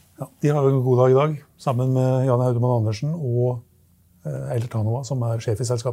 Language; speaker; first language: Norwegian; native; Norwegian